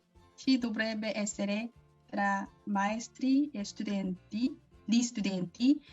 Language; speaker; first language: Italian; non-native, learner; Korean